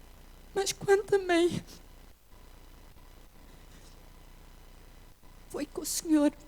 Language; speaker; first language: Portuguese; early bilingual, heritage; English